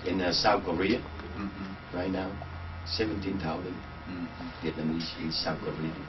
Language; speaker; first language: English; non-native, learner; Vietnamese